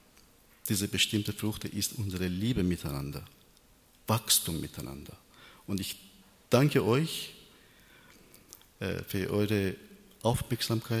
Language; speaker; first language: German; non-native, learner; Persian